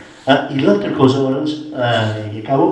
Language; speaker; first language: Catalan; non-native, fluent; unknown